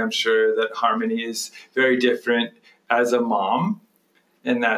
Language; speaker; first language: English; native; English